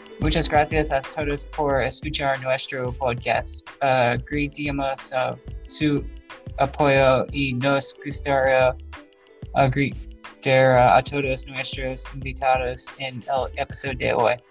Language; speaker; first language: Spanish; non-native, learner; English